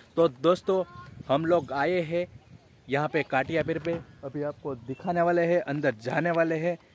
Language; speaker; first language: Hindi; non-native, local second language; Gujarati